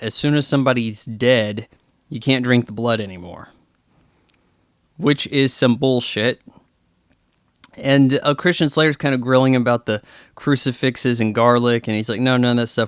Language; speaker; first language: English; native; English